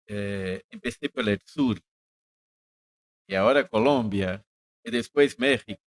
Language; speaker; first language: Spanish; non-native, fluent; Portuguese